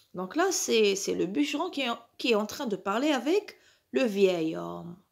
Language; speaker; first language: French; non-native, local second language; Arabic